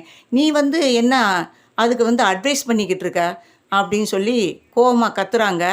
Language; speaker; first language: Tamil; native; Tamil